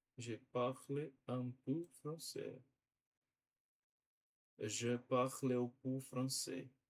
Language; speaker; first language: French; non-native, learner; Portuguese